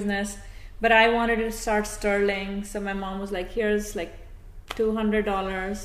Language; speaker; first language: English; non-native, local second language; Hindi